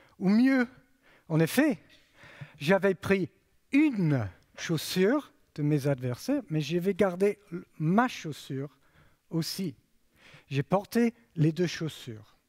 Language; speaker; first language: French; non-native, fluent; English